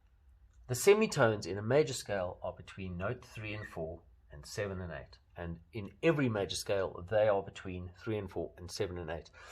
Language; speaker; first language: English; native; English